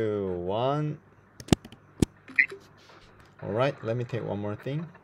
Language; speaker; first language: English; non-native, fluent; Korean